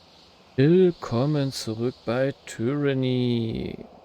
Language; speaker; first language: German; native; German